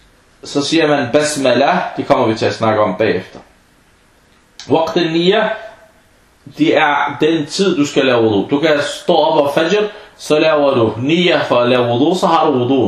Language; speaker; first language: Danish; non-native, fluent; Arabic